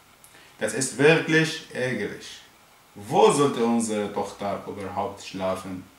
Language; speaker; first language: German; non-native, fluent; Arabic